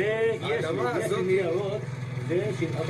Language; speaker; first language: Hebrew; non-native, local second language; Arabic